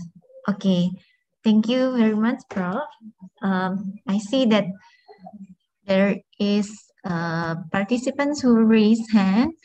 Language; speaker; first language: English; non-native, fluent; Indonesian